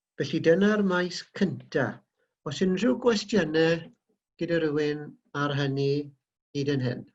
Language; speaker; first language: Welsh; native; Welsh